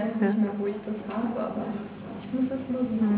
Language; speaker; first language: German; native; German